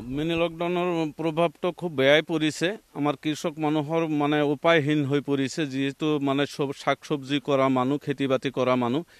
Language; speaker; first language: Assamese; non-native, local second language; Bangla